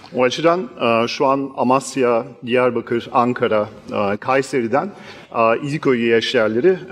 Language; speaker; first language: Turkish; non-native, fluent; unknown